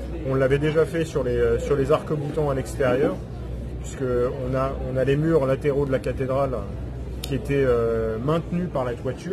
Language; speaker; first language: French; native; French